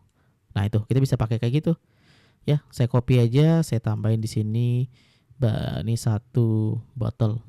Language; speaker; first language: Indonesian; native; Indonesian